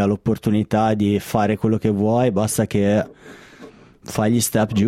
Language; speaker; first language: Italian; native; Italian